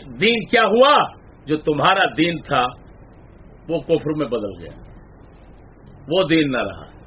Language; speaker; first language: Urdu; non-native, local second language; Punjabi